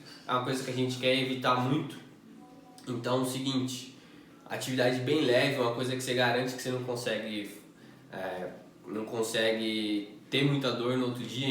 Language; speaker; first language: Portuguese; native; Portuguese